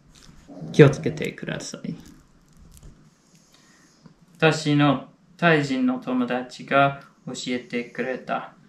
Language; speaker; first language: Japanese; non-native, fluent; English